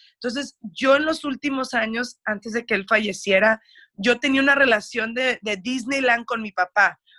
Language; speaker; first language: Spanish; early bilingual, heritage; Spanish